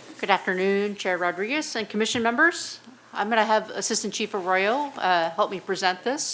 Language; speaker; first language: English; native; English